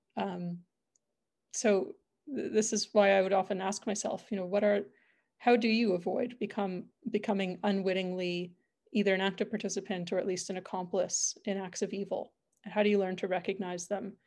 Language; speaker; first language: English; native; English